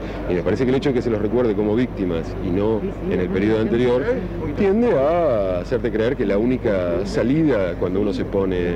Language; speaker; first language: Spanish; native; Spanish